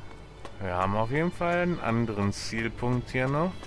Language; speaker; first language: German; native; German